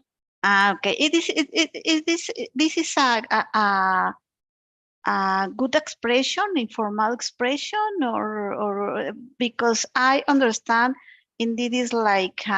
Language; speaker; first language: English; non-native, learner; Spanish